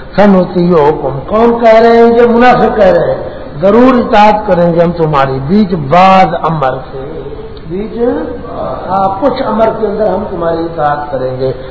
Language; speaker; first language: Urdu; non-native, local second language; Pashto